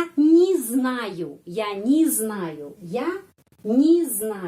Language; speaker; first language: Russian; non-native, fluent; Indonesian